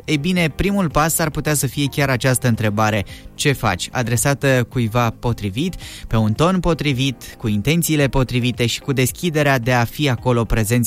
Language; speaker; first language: Romanian; native; Romanian